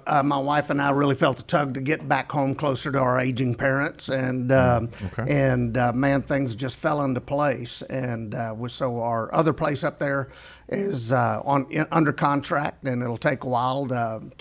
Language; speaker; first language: English; native; English